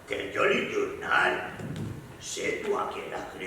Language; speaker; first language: French; non-native, fluent; Spanish